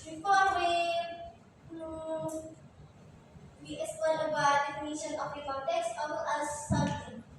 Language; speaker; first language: English; non-native, learner; Indonesian